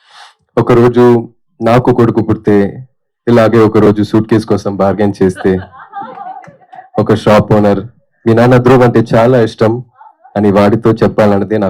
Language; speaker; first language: Telugu; non-native, local second language; Tamil